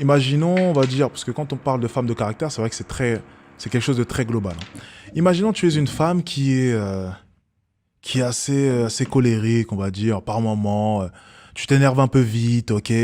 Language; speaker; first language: French; native; French